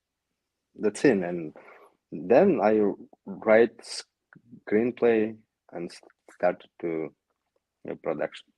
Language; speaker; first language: English; non-native, learner; Yakut